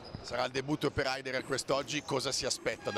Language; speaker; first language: Italian; native; Italian